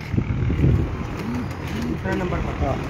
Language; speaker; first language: Hindi; non-native, local second language; Punjabi